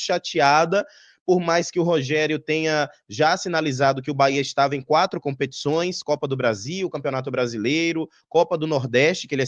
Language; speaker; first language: Portuguese; native; Portuguese